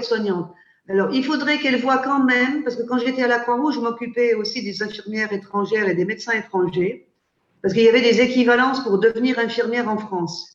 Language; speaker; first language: French; native; French